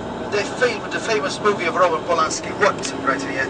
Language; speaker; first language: English; non-native, fluent; Italian